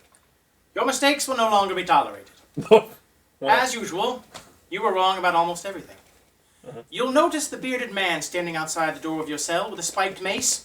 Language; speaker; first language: English; native; English